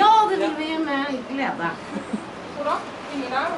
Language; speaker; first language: Norwegian; native; Norwegian